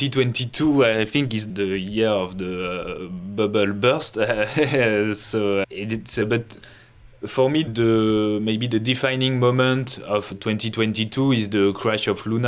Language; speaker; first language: English; non-native, fluent; French